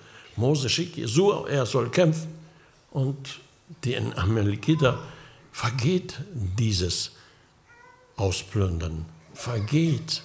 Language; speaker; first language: German; early bilingual, heritage; German